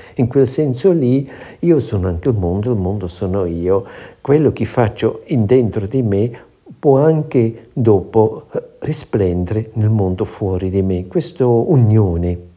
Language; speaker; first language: Italian; non-native, fluent; German